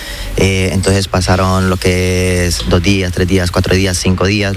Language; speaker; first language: Spanish; native; Spanish